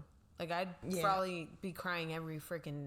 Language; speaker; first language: English; non-native, local second language; Spanish